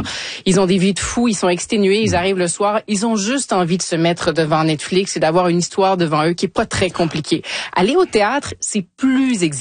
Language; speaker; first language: French; native; French